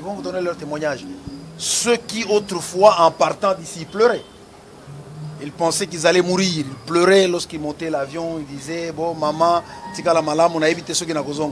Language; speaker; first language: French; non-native, local second language; Lingala